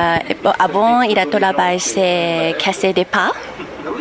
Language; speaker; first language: French; non-native, learner; Japanese